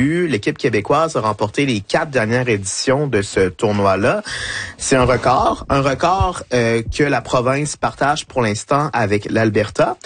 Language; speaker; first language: French; native; French